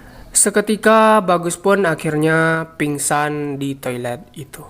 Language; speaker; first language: Indonesian; native; Indonesian